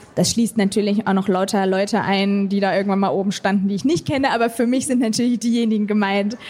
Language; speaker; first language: German; native; German